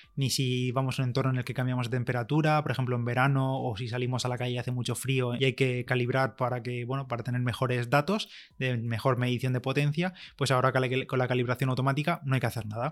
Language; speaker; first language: Spanish; native; Spanish